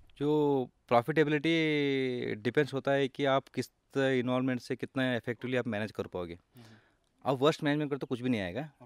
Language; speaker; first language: Hindi; non-native, local second language; Kannada